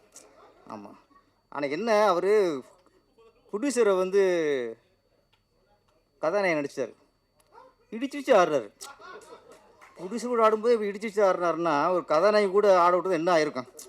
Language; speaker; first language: Tamil; native; Tamil